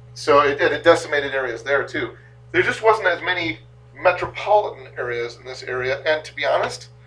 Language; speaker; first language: English; native; English